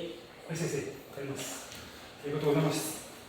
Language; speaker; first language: Japanese; non-native, learner; Hebrew